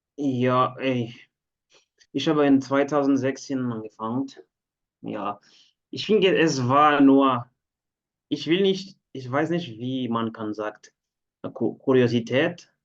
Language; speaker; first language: German; non-native, learner; Portuguese